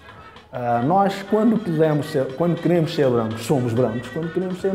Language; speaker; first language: Portuguese; non-native, local second language; Kabuverdianu